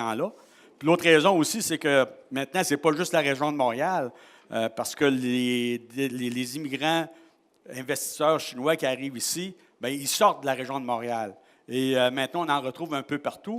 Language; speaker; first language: French; native; French